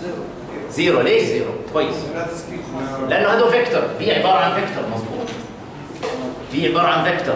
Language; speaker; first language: Arabic; native; Arabic